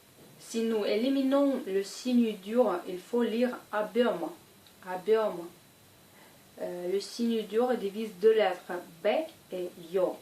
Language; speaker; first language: French; non-native, fluent; Russian